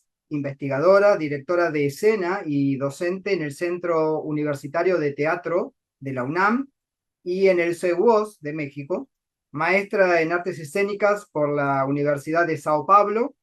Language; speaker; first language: Spanish; native; Spanish